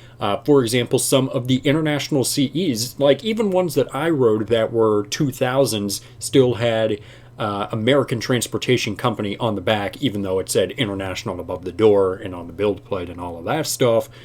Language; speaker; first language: English; native; English